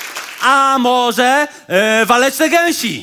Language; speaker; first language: Polish; native; Polish